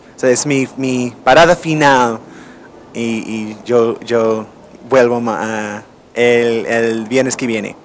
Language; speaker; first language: Spanish; non-native, fluent; English